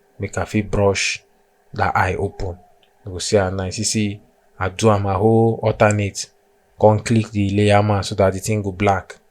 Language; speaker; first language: Nigerian Pidgin; non-native, local second language; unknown